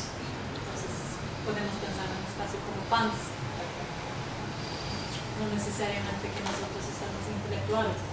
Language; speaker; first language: Spanish; non-native, learner; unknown